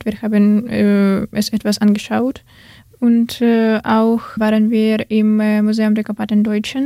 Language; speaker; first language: German; non-native, learner; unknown